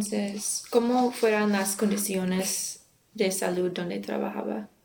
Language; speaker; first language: Spanish; non-native, learner; English